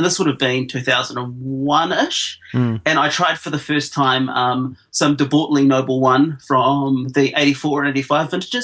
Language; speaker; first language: English; native; English